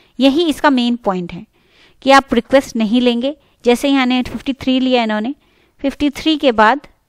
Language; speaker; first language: Hindi; native; Hindi